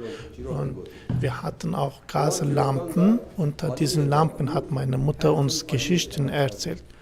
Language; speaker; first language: German; non-native, fluent; Kurdish